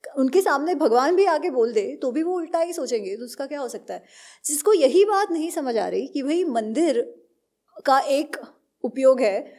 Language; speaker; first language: Hindi; non-native, local second language; Gujarati